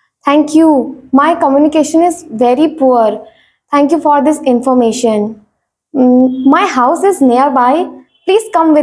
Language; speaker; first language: English; non-native, learner; Hindi